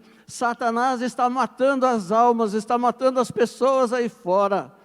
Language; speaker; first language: Portuguese; native; Portuguese